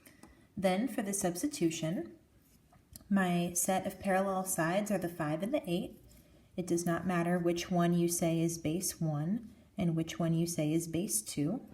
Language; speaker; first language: English; native; English